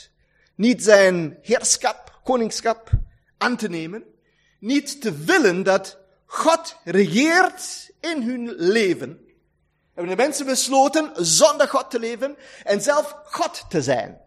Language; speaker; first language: Dutch; non-native, learner; German